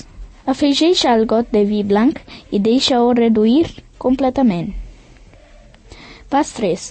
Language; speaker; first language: Catalan; early bilingual, other home language; Portuguese